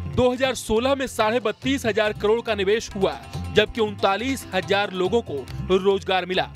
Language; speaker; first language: Hindi; native; Hindi